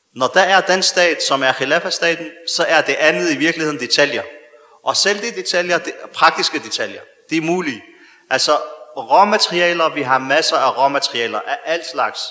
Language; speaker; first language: Danish; early bilingual, other home language; Arabic